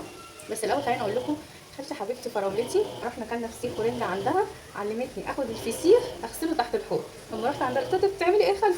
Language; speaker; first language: Arabic; native; Arabic